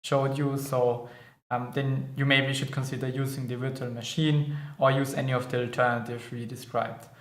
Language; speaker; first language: English; non-native, fluent; German